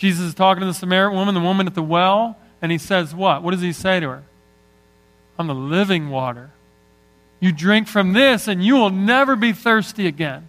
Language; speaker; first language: English; native; English